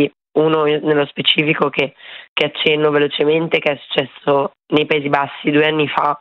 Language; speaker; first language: Italian; native; Italian